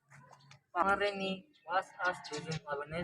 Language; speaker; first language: German; non-native, learner; Indonesian